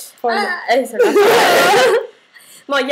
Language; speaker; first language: French; non-native, learner; Spanish